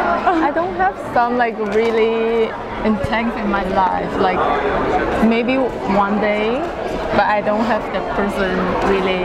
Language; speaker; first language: English; non-native, fluent; Cantonese